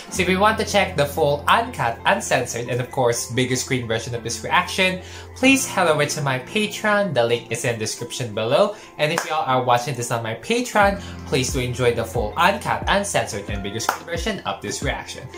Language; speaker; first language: English; non-native, local second language; Filipino